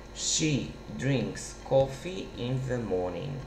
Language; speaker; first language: English; non-native, fluent; Russian